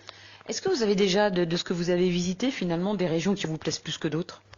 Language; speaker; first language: French; native; French